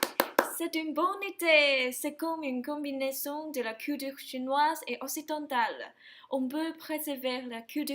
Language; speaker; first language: French; non-native, learner; Chinese